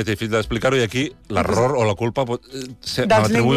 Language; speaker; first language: Catalan; native; Catalan